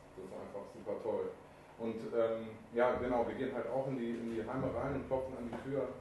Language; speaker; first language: German; native; German